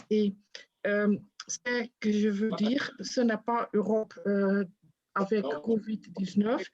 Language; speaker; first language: French; non-native, fluent; Dutch